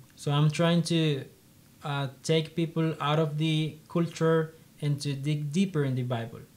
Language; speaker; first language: English; non-native, fluent; Spanish